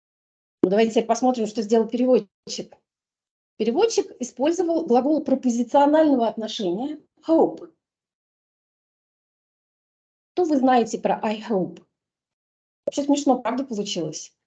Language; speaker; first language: Russian; native; Russian